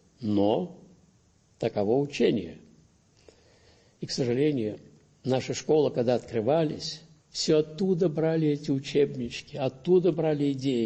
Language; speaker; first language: Russian; native; Russian